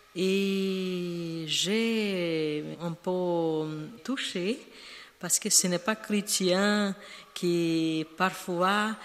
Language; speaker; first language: French; non-native, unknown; Portuguese